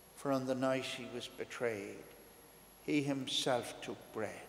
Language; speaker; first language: English; native; English